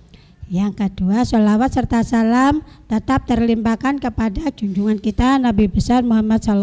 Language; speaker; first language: Indonesian; native; Indonesian